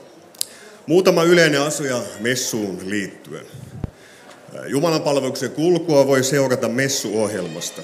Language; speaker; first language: Finnish; native; Finnish